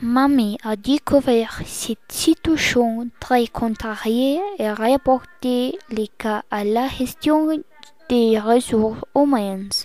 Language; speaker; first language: French; non-native, learner; Spanish